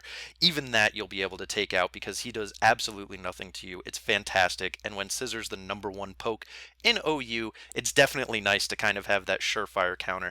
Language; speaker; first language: English; native; English